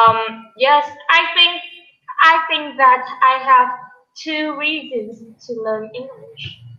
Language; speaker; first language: English; non-native, learner; Vietnamese